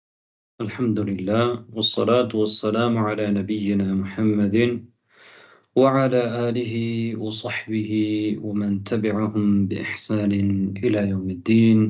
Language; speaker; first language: Arabic; non-native, fluent; Tamil